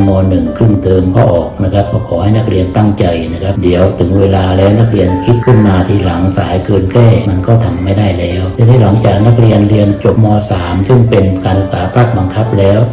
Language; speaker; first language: Thai; native; Thai